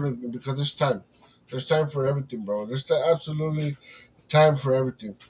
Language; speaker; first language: English; early bilingual, other home language; Spanish